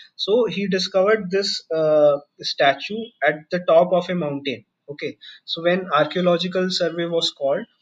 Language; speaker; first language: English; non-native, local second language; Hindi